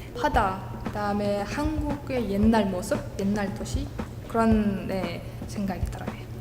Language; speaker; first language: Korean; non-native, fluent; Ukrainian